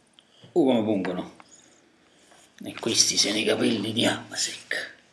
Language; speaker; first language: Italian; native; Italian